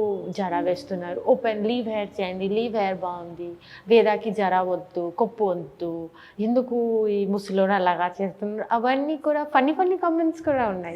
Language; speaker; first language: Telugu; non-native, learner; Bangla